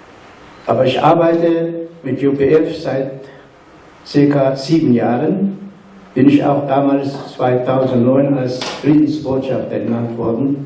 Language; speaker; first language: German; non-native, fluent; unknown